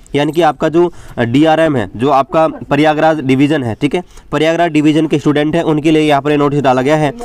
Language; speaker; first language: Hindi; native; Hindi